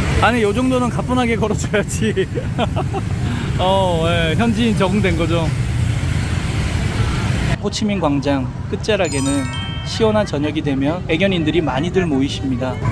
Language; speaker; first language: Korean; native; Korean